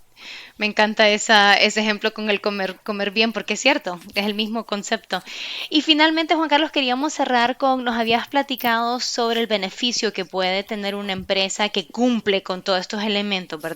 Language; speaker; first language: Spanish; native; Spanish